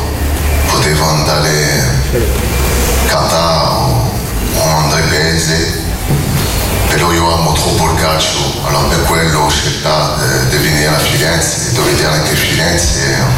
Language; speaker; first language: Italian; non-native, learner; French